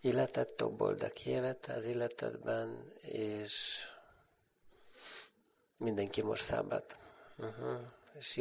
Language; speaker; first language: Hungarian; non-native, fluent; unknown